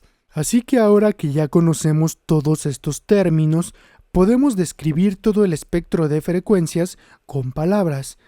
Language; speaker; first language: Spanish; native; Spanish